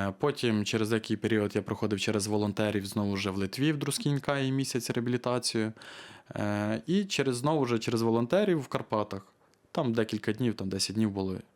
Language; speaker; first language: Ukrainian; native; Ukrainian